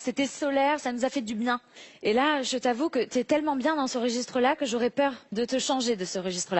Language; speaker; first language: French; native; French